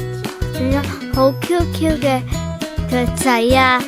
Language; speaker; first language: Chinese; native; Chinese